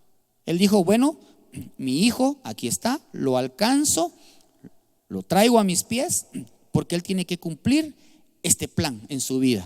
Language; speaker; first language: Spanish; native; Spanish